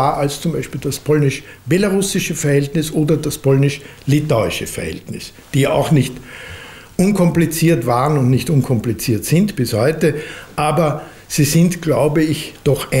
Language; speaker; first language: German; native; German